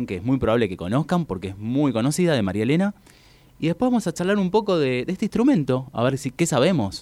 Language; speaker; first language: Spanish; native; Spanish